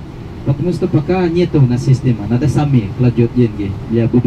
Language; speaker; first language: Russian; non-native, learner; Indonesian